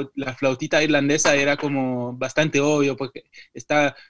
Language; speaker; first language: Spanish; non-native, fluent; French